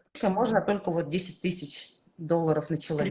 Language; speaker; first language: Russian; native; Russian